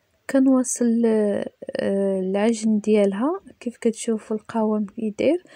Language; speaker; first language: Arabic; native; Arabic